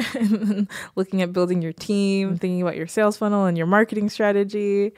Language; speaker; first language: English; native; English